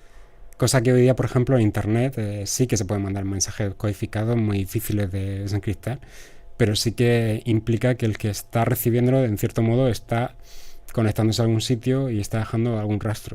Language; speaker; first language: Spanish; native; Spanish